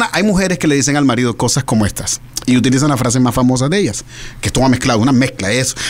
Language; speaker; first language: Spanish; native; Spanish